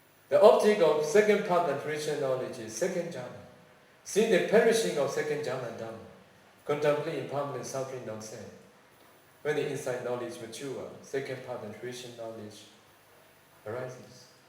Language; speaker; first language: English; non-native, fluent; Burmese